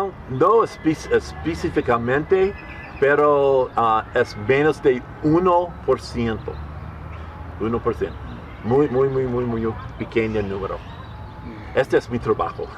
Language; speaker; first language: Spanish; non-native, learner; English